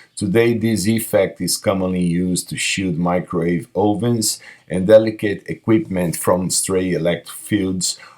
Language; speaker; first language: English; non-native, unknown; Portuguese